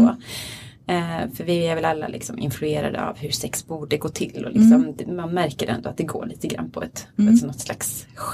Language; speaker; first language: Swedish; native; Swedish